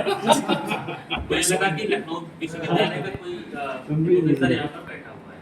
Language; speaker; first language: Hindi; native; Hindi